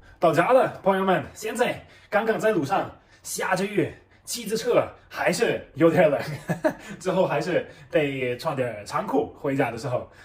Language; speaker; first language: Chinese; non-native, fluent; German